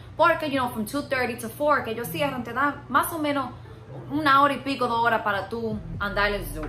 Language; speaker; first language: Spanish; early bilingual, heritage; Spanish